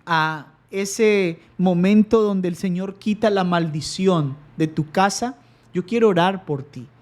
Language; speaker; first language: Spanish; native; Spanish